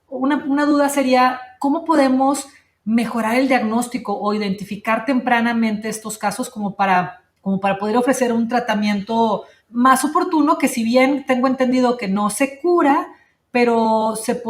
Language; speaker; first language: Spanish; native; Spanish